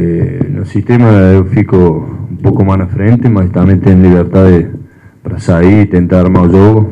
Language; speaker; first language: Portuguese; non-native, fluent; Spanish